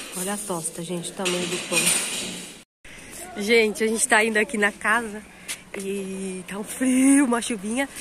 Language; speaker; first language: Portuguese; native; Portuguese